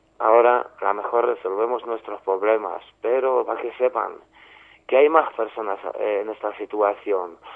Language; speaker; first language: Spanish; non-native, fluent; Polish